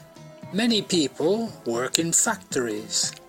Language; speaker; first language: English; non-native, fluent; Italian